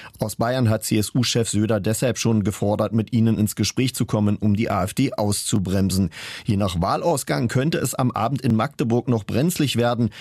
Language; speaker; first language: German; native; German